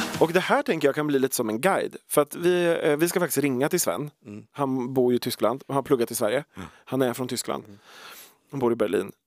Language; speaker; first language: Swedish; native; Swedish